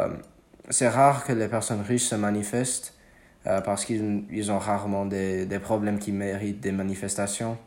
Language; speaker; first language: French; non-native, fluent; English